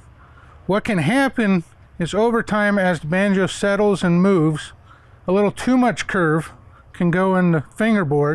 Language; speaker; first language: English; native; English